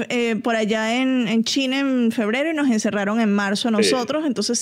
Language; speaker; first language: Spanish; native; Spanish